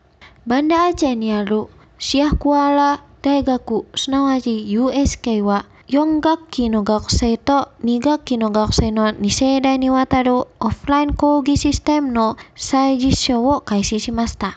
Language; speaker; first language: Japanese; non-native, fluent; Indonesian